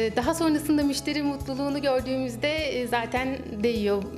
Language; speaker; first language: Turkish; native; Turkish